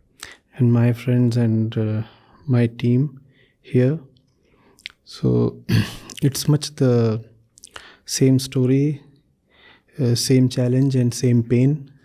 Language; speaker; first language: English; non-native, local second language; Hindi